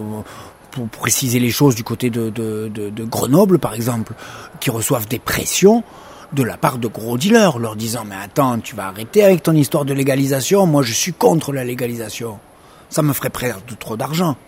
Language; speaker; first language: French; native; French